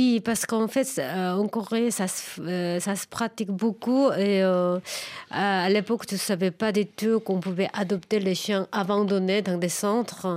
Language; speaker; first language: French; non-native, fluent; Korean